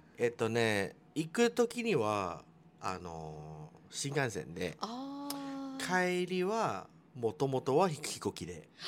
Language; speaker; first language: Japanese; non-native, fluent; Chinese